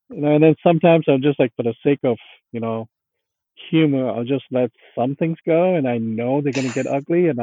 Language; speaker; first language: English; non-native, local second language; Punjabi